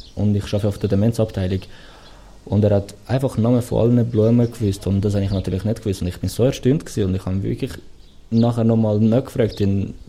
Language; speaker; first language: German; non-native, fluent; Portuguese